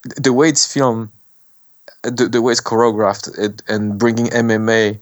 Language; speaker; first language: English; non-native, fluent; French